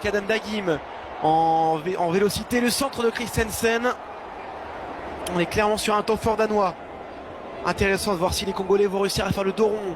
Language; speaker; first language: French; native; French